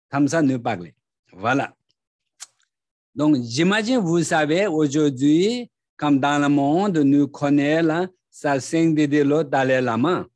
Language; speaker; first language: French; non-native, learner; Tibetan